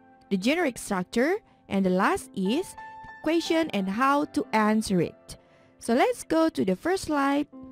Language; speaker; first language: English; non-native, fluent; Indonesian